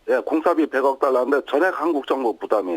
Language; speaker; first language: Korean; native; Korean